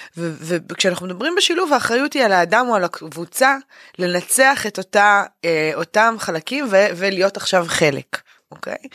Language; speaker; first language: Hebrew; native; Hebrew